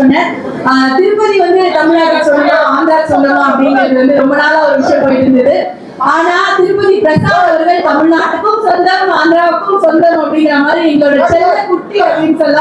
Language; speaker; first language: Tamil; native; Tamil